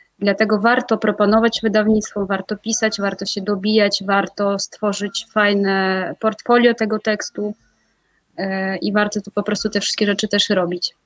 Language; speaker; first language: Polish; non-native, fluent; Russian